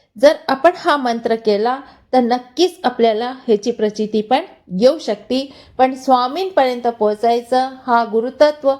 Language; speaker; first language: Marathi; non-native, local second language; Hindi